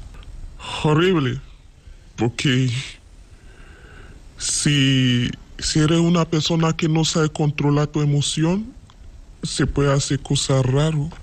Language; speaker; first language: Spanish; non-native, learner; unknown